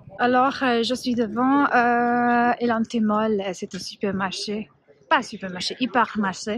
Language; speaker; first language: French; non-native, learner; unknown